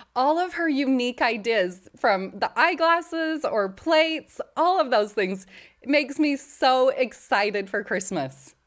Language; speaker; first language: English; non-native, fluent; Danish